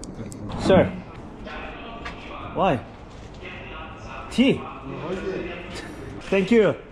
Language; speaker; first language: English; non-native, learner; Korean